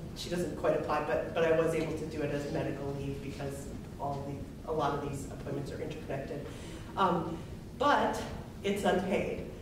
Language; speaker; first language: English; native; English